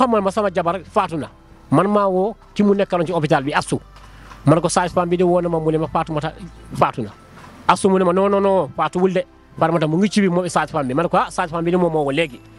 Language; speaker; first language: Wolof; non-native, local second language; Fula